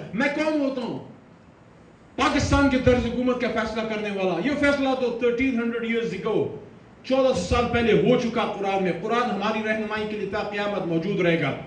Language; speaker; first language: Urdu; non-native, local second language; Pashto